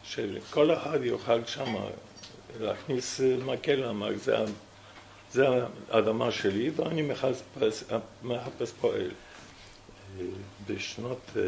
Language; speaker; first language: Hebrew; non-native, fluent; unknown